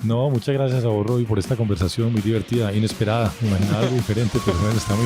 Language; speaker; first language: Spanish; native; Spanish